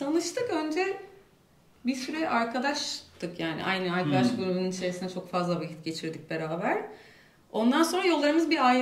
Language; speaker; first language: Turkish; native; Turkish